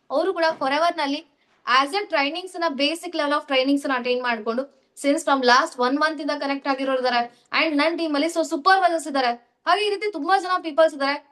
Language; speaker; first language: Kannada; native; Kannada